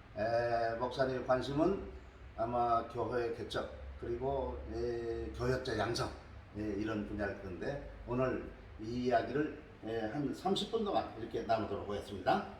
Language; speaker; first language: Korean; native; Korean